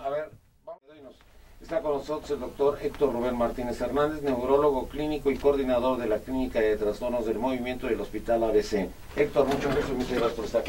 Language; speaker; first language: Spanish; native; Spanish